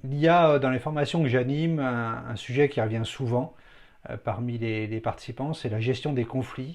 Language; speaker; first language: French; native; French